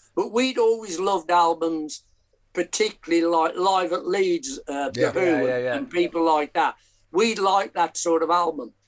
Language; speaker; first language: English; native; English